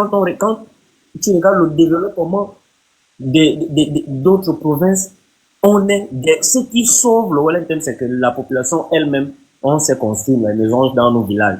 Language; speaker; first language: French; non-native, local second language; Fang